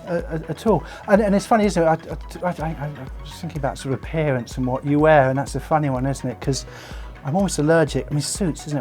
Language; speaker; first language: English; native; English